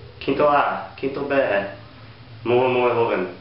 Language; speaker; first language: Spanish; non-native, learner; English